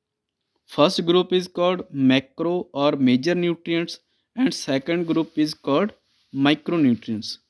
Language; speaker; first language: English; non-native, local second language; Punjabi